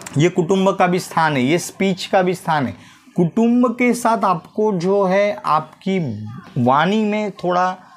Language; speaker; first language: Hindi; non-native, local second language; Marathi